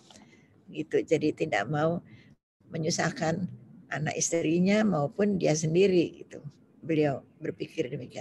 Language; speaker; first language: Indonesian; native; Indonesian